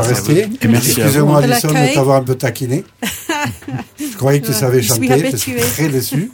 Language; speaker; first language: French; native; French